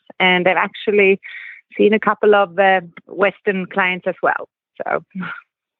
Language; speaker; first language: English; non-native, fluent; Swedish